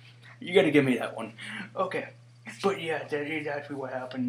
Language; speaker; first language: English; native; English